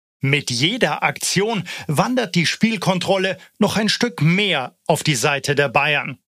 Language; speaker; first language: German; native; German